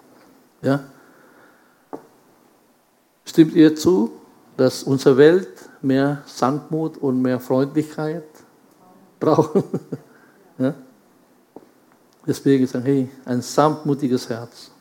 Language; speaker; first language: German; non-native, fluent; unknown